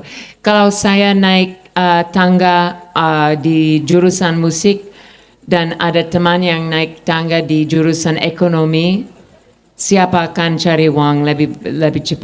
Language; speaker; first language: Indonesian; non-native, fluent; English